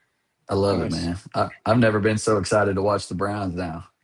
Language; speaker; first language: English; native; English